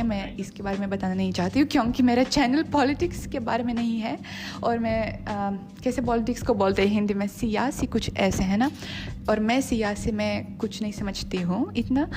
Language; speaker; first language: Hindi; non-native, fluent; Russian